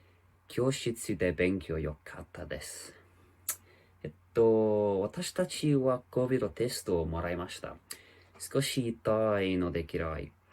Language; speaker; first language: Japanese; non-native, learner; English